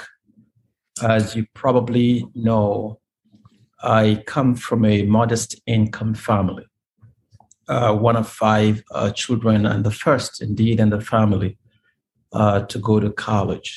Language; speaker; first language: English; non-native, local second language; Igbo